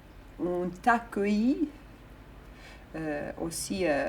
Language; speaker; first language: French; non-native, fluent; Bosnian